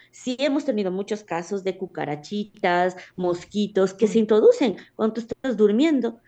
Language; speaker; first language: Spanish; native; Spanish